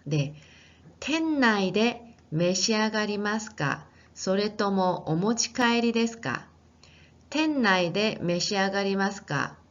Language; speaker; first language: Japanese; non-native, fluent; Korean